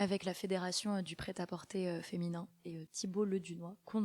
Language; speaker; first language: French; native; French